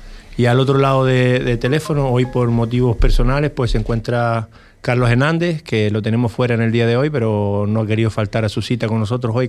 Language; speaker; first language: Spanish; native; Spanish